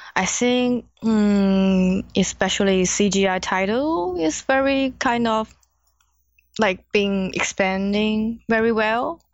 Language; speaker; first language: English; non-native, learner; Chinese